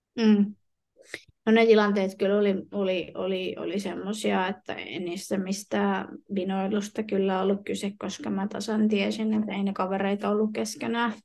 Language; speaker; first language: Finnish; native; Finnish